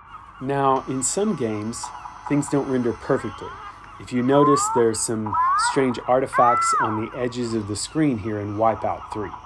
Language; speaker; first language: English; native; English